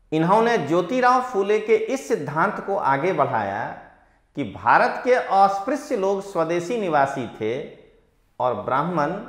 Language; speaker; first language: Hindi; non-native, local second language; Gujarati